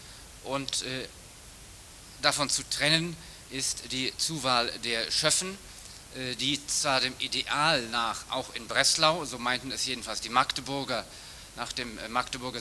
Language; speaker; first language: German; native; German